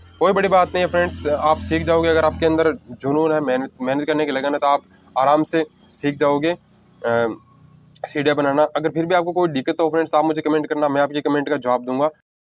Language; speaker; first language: Hindi; native; Hindi